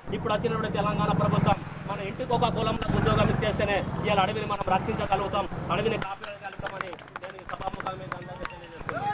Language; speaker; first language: Telugu; non-native, local second language; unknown